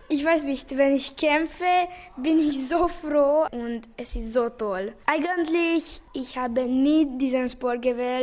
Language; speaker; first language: German; non-native, local second language; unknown